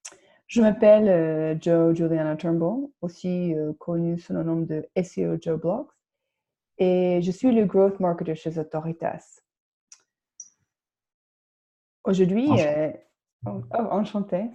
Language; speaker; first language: French; non-native, fluent; English